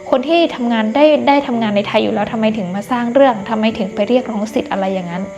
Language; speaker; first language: Thai; non-native, fluent; Burmese